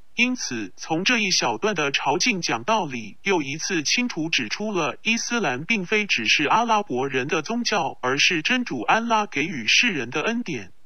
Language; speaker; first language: Chinese; non-native, local second language; Cantonese